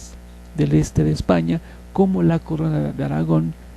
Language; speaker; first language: Spanish; native; Spanish